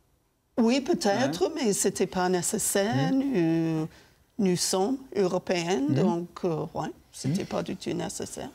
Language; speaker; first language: French; non-native, fluent; English